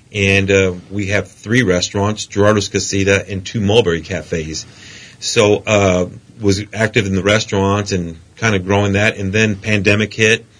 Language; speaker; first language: English; native; English